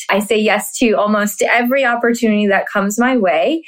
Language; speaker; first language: English; early bilingual, other home language; Hindi